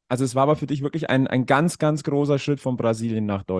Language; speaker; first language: German; native; German